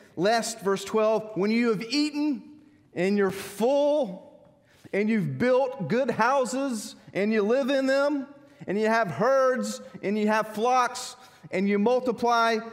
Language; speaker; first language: English; native; English